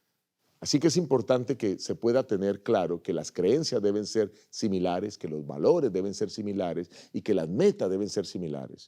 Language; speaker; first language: Spanish; native; Spanish